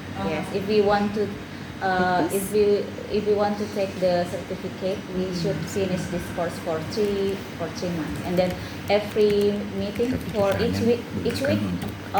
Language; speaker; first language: English; non-native, learner; Indonesian